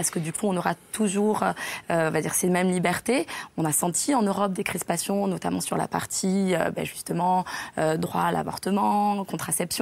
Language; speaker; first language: French; native; French